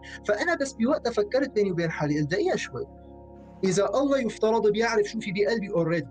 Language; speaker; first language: Arabic; native; Arabic